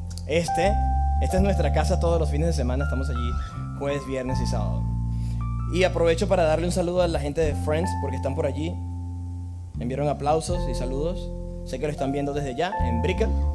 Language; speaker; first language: Spanish; native; Spanish